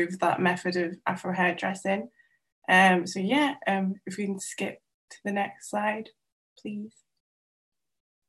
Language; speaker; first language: English; non-native, local second language; Welsh